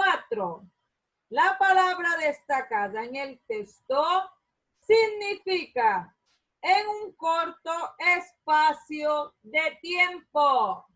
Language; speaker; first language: Spanish; non-native, learner; Portuguese